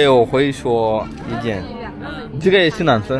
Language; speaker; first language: Chinese; non-native, learner; Rundi